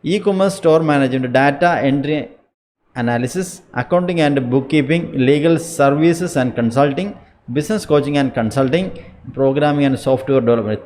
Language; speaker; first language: English; non-native, local second language; Malayalam